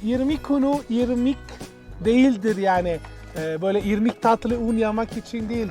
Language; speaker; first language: Turkish; non-native, learner; Italian